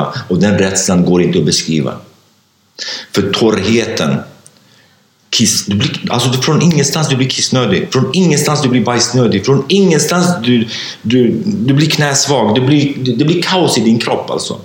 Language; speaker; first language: Swedish; non-native, fluent; Kurdish